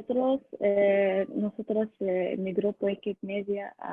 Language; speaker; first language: Spanish; non-native, learner; Arabic